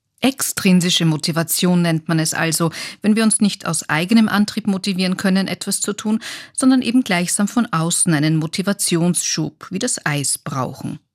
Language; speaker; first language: German; native; German